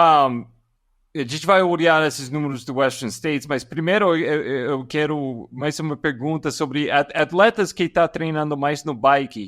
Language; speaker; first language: Portuguese; non-native, fluent; English